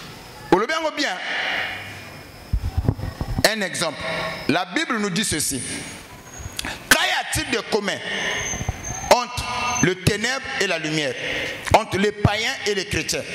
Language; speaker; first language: French; non-native, local second language; Lingala